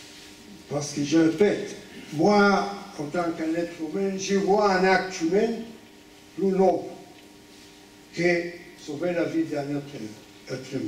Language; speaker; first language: French; non-native, fluent; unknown